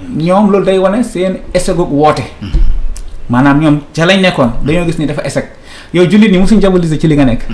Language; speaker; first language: Wolof; non-native, local second language; Fula